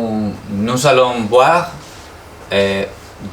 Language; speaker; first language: French; non-native, learner; Spanish